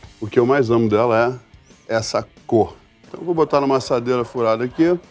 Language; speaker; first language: Portuguese; non-native, fluent; English